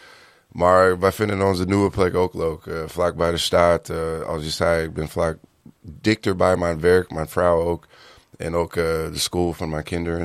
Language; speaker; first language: Dutch; non-native, learner; English